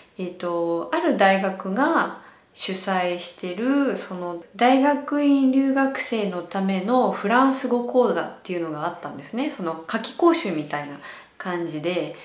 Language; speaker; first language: Japanese; native; Japanese